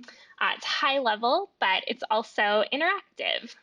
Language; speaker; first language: English; native; English